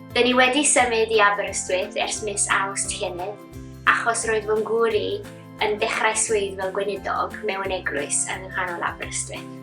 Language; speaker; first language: Welsh; non-native, learner; Romanian